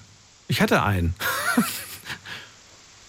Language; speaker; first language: German; native; German